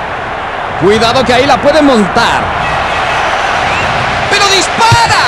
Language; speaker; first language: Spanish; native; Spanish